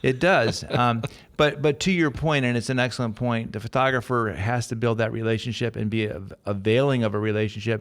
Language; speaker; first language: English; native; English